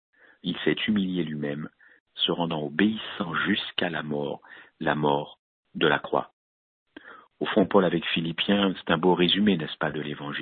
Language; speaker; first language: French; native; French